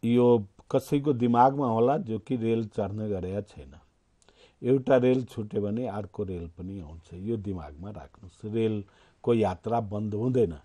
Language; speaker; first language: Nepali; non-native, local second language; Maithili